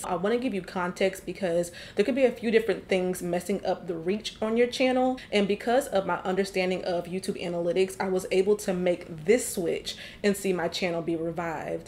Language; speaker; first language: English; native; English